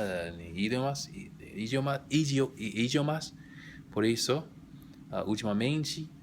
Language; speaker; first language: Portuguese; non-native, learner; English